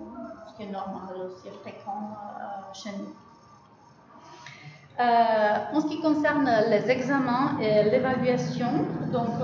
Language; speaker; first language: French; non-native, fluent; Czech